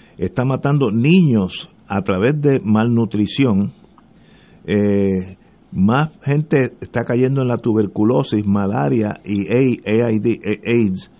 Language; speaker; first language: Spanish; early bilingual, heritage; Spanish